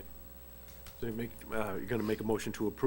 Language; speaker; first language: English; native; English